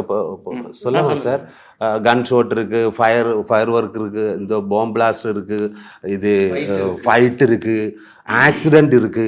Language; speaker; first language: Tamil; non-native, learner; Malayalam